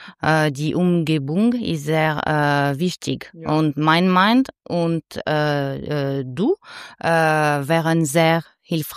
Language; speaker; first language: German; non-native, learner; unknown